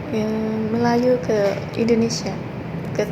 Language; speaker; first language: Indonesian; non-native, learner; Malay